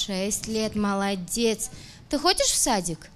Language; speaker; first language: Russian; non-native, local second language; Tajik